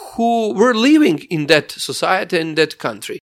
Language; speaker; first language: English; non-native, fluent; Croatian